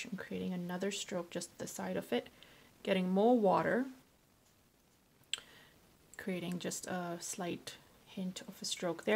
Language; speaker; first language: English; native; English